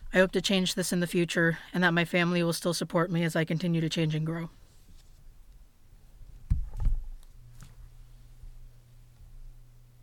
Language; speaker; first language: English; native; English